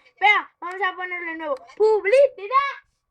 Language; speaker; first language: Spanish; native; Spanish